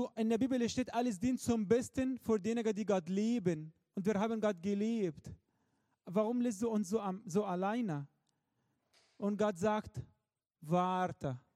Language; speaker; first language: German; non-native, fluent; Arabic